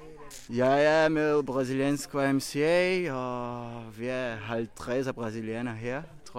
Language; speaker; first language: Danish; non-native, learner; Portuguese